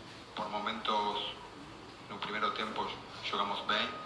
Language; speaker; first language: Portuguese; non-native, fluent; Spanish